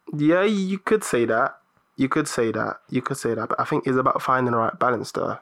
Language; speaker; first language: English; early bilingual, other home language; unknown